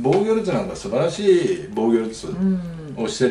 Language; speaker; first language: Japanese; native; Japanese